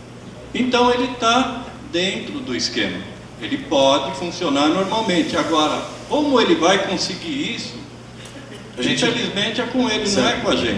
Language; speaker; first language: Portuguese; native; Portuguese